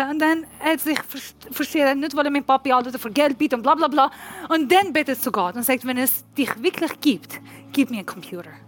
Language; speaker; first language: German; non-native, learner; Persian